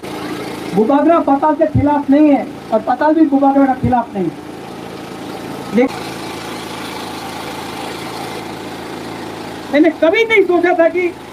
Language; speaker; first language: Hindi; non-native, local second language; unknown